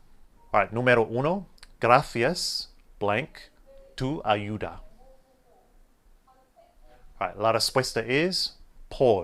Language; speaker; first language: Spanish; non-native, fluent; English